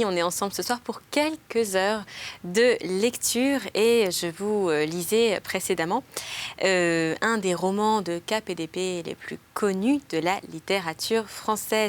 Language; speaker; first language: French; native; French